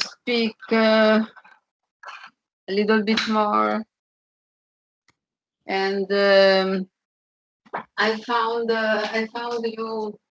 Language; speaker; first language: English; non-native, learner; Italian